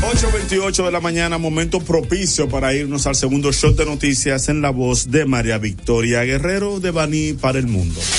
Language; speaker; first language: Spanish; native; Spanish